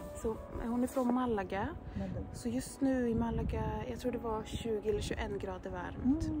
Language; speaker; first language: Swedish; early bilingual, other home language; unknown